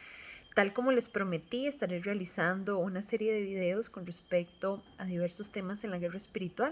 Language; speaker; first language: Spanish; native; Spanish